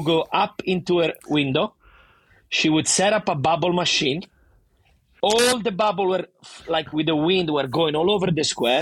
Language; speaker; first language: English; non-native, fluent; Italian